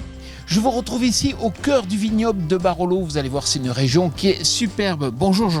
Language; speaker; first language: French; native; French